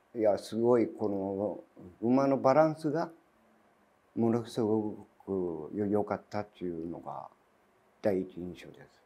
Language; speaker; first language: Japanese; native; Japanese